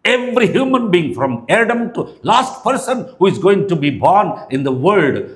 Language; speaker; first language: English; non-native, local second language; Telugu